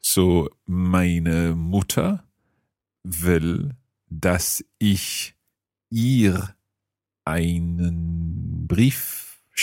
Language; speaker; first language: German; non-native, learner; English